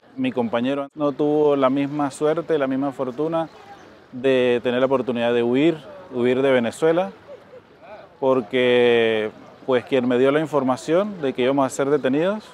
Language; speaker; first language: Spanish; native; Spanish